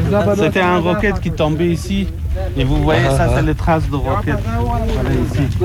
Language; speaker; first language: French; non-native, fluent; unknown